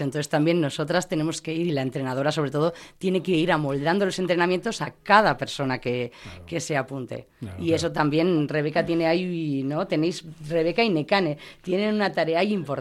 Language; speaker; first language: Spanish; native; Spanish